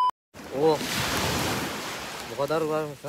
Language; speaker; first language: Turkish; non-native, fluent; Filipino